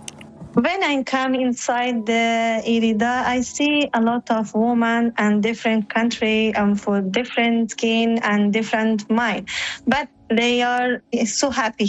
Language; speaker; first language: English; non-native, learner; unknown